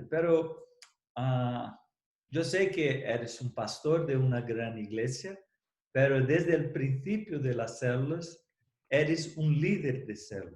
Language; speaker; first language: Spanish; non-native, fluent; Portuguese